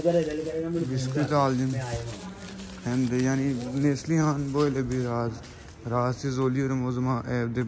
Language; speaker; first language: Turkish; non-native, learner; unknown